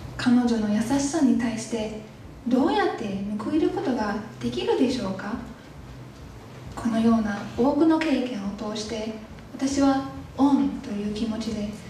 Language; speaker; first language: Japanese; non-native, learner; English